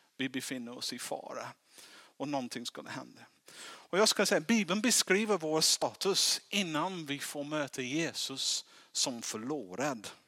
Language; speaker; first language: Swedish; non-native, fluent; English